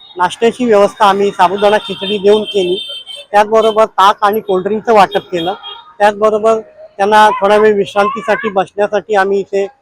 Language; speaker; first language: Marathi; non-native, local second language; Gujarati